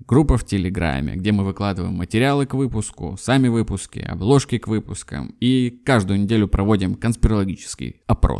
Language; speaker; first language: Russian; native; Russian